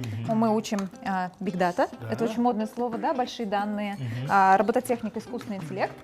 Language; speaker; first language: Russian; native; Russian